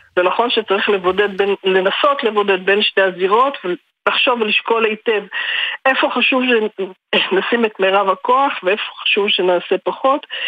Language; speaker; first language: Hebrew; native; Hebrew